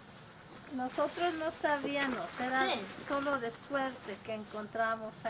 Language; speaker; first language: Spanish; non-native, fluent; English